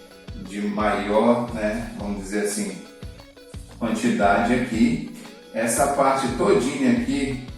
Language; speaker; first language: Portuguese; native; Portuguese